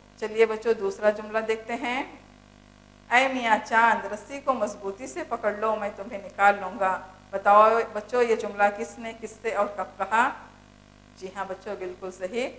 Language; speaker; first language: Urdu; native; Urdu